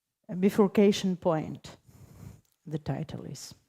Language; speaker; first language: English; non-native, fluent; Ukrainian